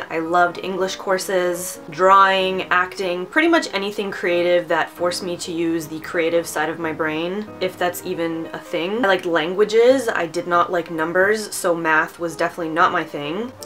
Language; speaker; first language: English; early bilingual, other home language; Romanian